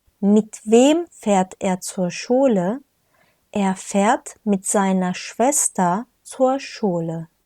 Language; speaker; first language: German; non-native, fluent; Turkish